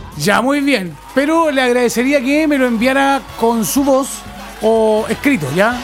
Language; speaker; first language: Spanish; native; Spanish